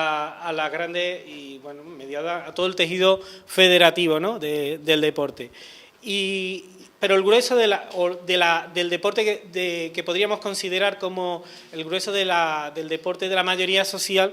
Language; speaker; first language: Spanish; native; Spanish